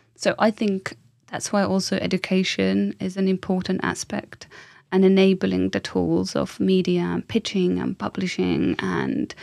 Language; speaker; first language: English; non-native, fluent; Finnish